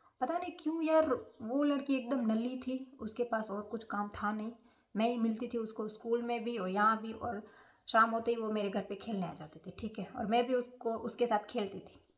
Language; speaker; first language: Hindi; non-native, local second language; Gujarati